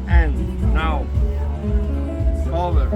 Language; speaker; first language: English; non-native, learner; Italian